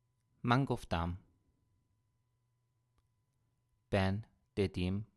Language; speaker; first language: Turkish; non-native, fluent; Persian